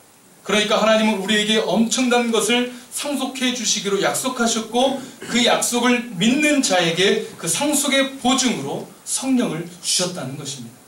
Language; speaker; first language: Korean; native; Korean